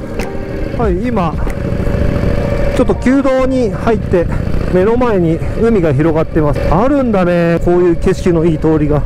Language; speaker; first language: Japanese; native; Japanese